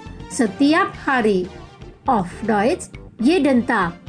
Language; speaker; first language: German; non-native, fluent; Indonesian